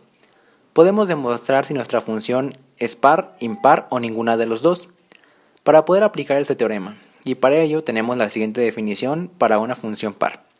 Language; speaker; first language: Spanish; native; Spanish